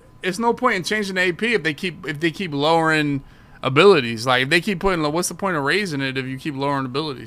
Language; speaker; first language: English; native; English